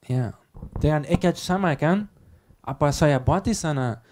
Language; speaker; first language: Indonesian; non-native, learner; Dutch